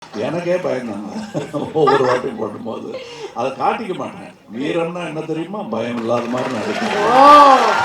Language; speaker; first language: Tamil; native; Tamil